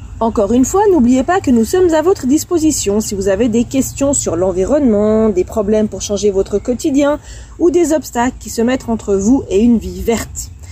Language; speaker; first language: French; native; French